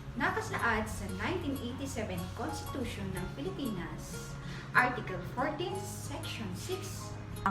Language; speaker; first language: Filipino; non-native, local second language; Maranao